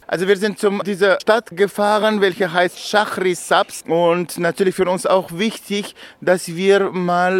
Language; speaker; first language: German; non-native, fluent; Uzbek